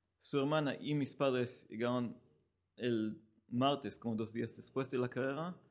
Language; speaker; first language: Spanish; non-native, learner; Hebrew